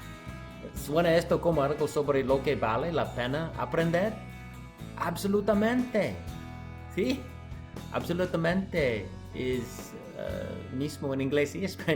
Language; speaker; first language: Spanish; non-native, fluent; English